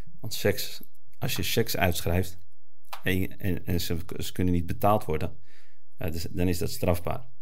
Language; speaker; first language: Dutch; early bilingual, other home language; Arabic